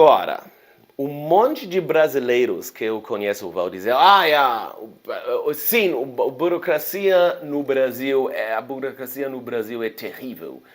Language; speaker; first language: Portuguese; non-native, fluent; German